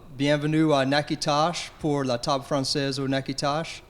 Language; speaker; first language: French; early bilingual, heritage; French